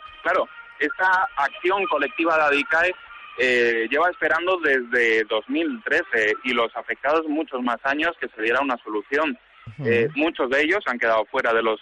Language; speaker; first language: Spanish; native; Spanish